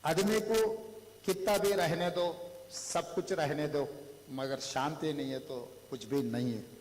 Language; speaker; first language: Hindi; non-native, local second language; Telugu